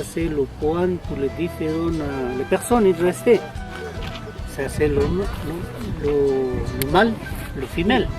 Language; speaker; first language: French; non-native, fluent; Spanish